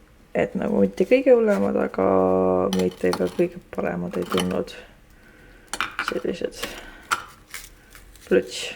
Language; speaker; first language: Estonian; native; Estonian